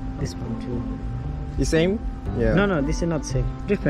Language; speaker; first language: English; non-native, learner; Thai